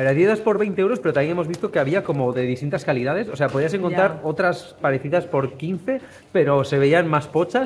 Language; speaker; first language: Spanish; native; Spanish